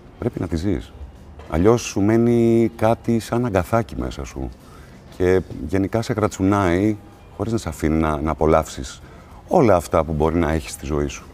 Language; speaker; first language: Greek; native; Greek